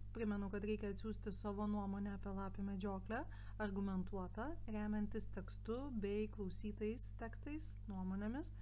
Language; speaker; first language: Lithuanian; native; Lithuanian